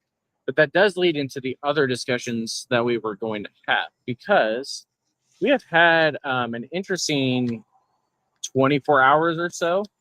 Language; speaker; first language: English; native; English